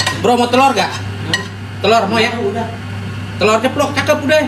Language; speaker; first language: Indonesian; native; Indonesian